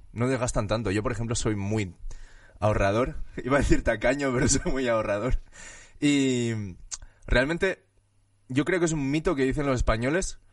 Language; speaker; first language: Spanish; early bilingual, other home language; Chinese